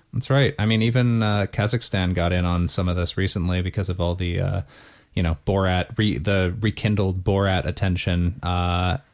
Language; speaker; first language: English; native; English